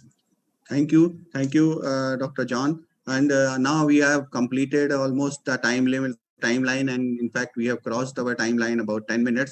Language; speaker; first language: English; non-native, local second language; Hindi